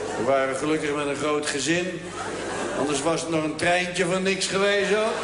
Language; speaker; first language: Dutch; native; Dutch